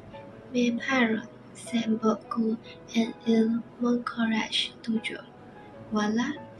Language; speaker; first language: French; non-native, learner; Chinese